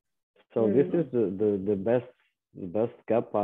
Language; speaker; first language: English; non-native, learner; Portuguese